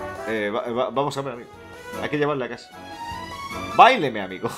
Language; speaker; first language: Spanish; native; Spanish